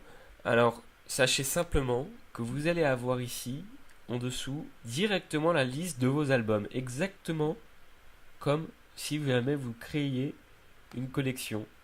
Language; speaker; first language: French; native; French